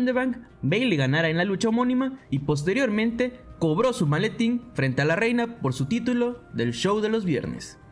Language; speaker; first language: Spanish; native; Spanish